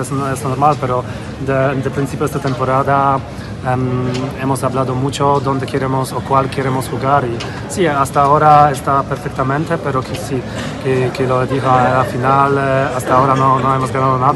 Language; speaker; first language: Spanish; non-native, fluent; Polish